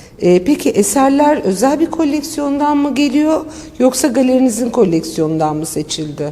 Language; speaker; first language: Turkish; native; Turkish